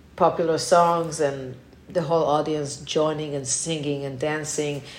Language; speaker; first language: English; non-native, fluent; Hebrew